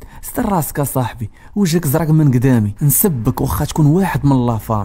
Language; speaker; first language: Arabic; native; Arabic